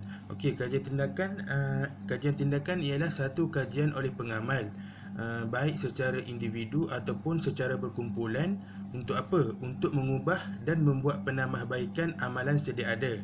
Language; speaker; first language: Malay; native; Malay